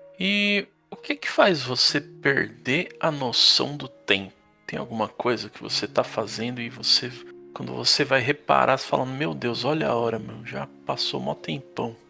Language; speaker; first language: Portuguese; native; Portuguese